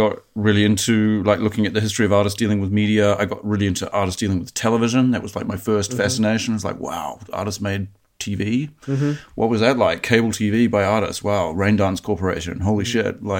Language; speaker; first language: English; native; English